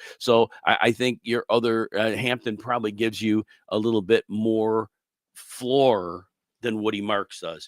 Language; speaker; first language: English; native; English